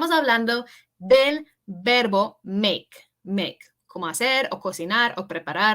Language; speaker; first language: Spanish; early bilingual, heritage; English